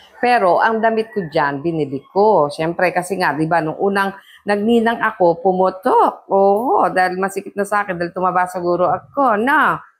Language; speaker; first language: Filipino; non-native, local second language; Pampanga